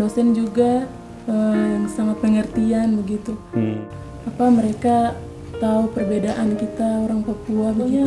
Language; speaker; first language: Indonesian; native; Indonesian